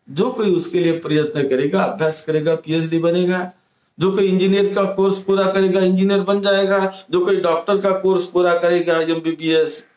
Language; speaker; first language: Hindi; non-native, local second language; Marathi